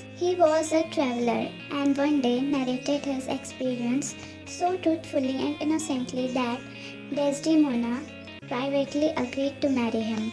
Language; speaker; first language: English; non-native, local second language; Hindi